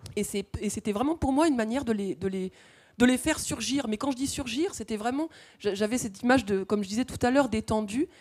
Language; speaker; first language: French; native; French